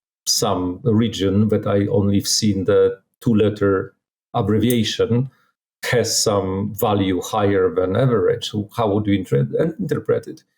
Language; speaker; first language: English; non-native, fluent; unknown